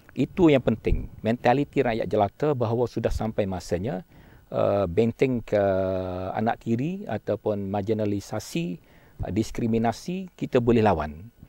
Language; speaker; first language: Malay; native; Malay